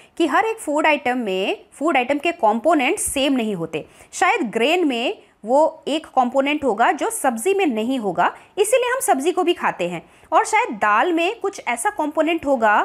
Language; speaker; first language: Hindi; non-native, local second language; Bangla